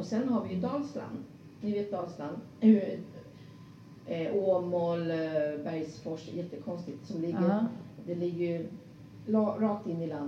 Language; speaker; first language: Swedish; native; Swedish